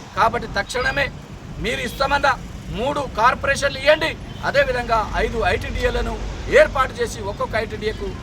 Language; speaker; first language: Telugu; non-native, local second language; Lambadi